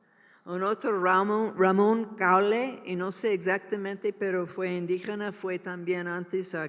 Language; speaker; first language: Spanish; non-native, learner; English